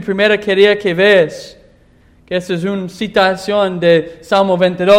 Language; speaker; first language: Spanish; non-native, fluent; English